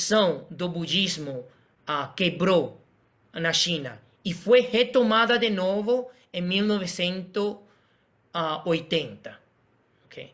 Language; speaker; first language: Portuguese; non-native, fluent; Spanish